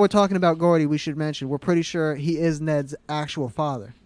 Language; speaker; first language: English; native; English